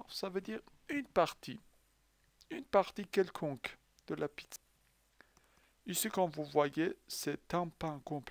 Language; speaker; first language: French; non-native, fluent; Persian